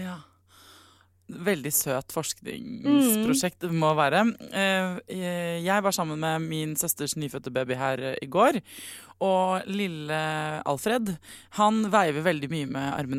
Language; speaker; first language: Norwegian; native; Norwegian